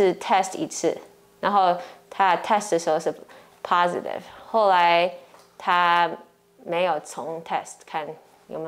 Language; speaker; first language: Chinese; early bilingual, heritage; English